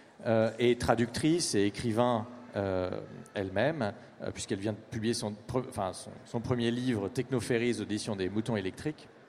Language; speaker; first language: French; native; French